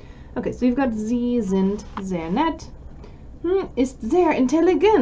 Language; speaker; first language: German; non-native, fluent; English